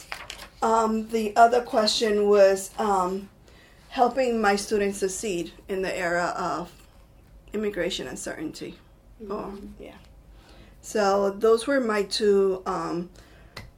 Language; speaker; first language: English; non-native, fluent; Spanish